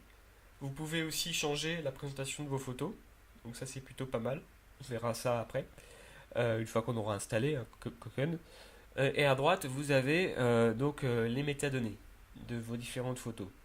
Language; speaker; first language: French; native; French